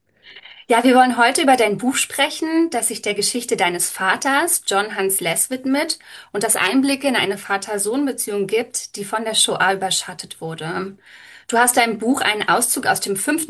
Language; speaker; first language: German; native; German